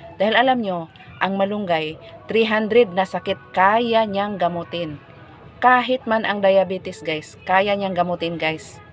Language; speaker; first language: Filipino; non-native, local second language; Cebuano